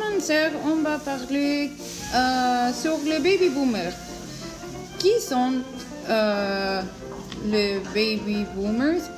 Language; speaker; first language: French; non-native, learner; Spanish